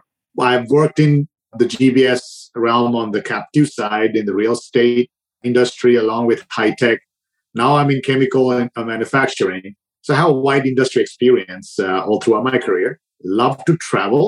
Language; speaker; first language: English; non-native, local second language; Sinhala